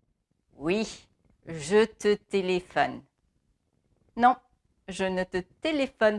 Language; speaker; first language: French; non-native, fluent; English